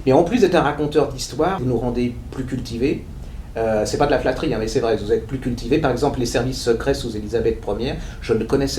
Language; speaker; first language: French; native; French